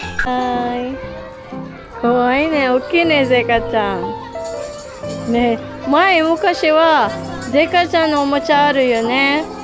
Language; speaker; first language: Japanese; non-native, learner; Filipino